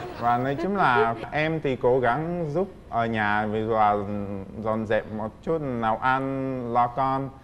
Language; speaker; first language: Vietnamese; non-native, fluent; Czech